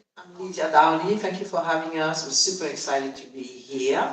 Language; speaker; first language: English; non-native, fluent; French